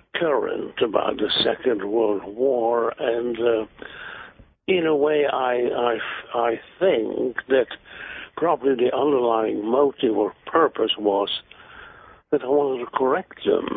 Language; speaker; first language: English; non-native, fluent; Hungarian